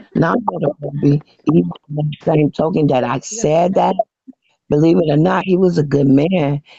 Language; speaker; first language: English; native; English